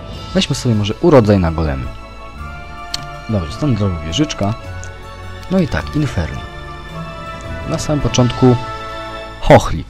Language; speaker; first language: Polish; native; Polish